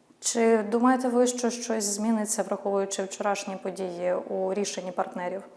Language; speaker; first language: Ukrainian; native; Ukrainian